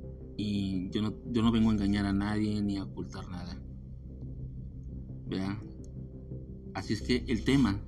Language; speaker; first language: Spanish; native; Spanish